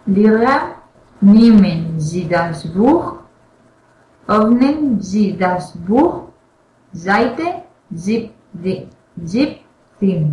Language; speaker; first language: German; non-native, learner; Spanish